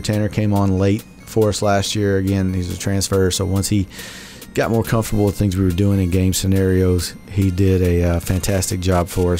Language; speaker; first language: English; native; English